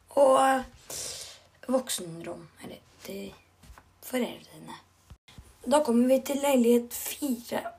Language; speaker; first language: Norwegian; non-native, learner; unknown